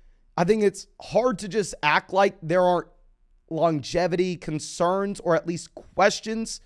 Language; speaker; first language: English; native; English